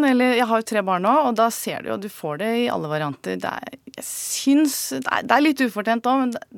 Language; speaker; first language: Norwegian; native; Norwegian